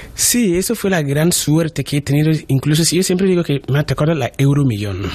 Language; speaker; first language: Spanish; non-native, fluent; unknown